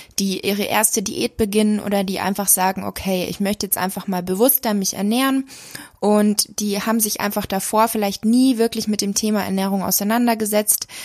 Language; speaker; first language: German; native; German